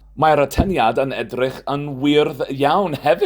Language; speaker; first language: Welsh; non-native, fluent; English